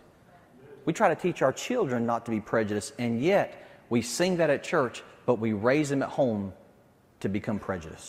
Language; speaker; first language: English; native; English